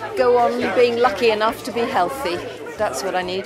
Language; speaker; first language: English; native; English